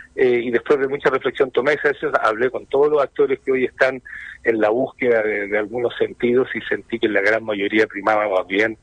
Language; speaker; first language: Spanish; native; Spanish